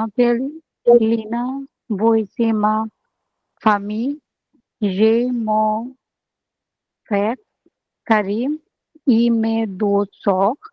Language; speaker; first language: French; non-native, learner; Bangla